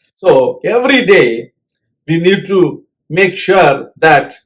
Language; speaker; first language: English; non-native, local second language; Tamil